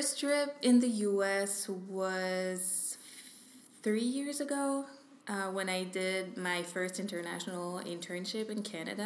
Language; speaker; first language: English; non-native, fluent; French